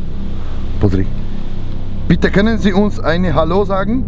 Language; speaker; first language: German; non-native, learner; Slovak